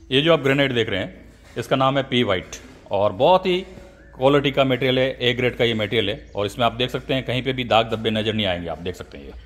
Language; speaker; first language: Hindi; native; Hindi